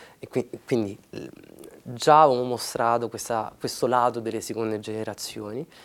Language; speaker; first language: Italian; early bilingual, other home language; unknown